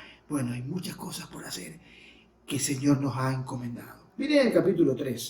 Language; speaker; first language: Spanish; native; Spanish